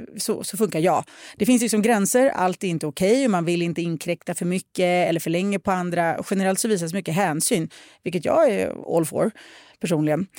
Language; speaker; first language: Swedish; early bilingual, other home language; Russian